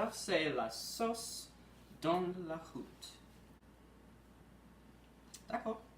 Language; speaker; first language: French; non-native, learner; English